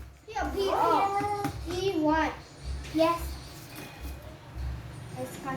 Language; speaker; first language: English; non-native, learner; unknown